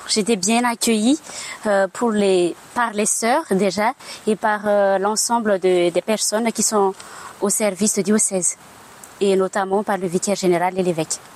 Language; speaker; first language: French; non-native, local second language; Malagasy